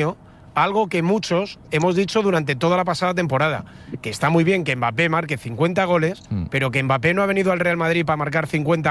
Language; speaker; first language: Spanish; native; Spanish